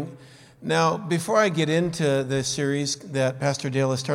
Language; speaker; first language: English; native; English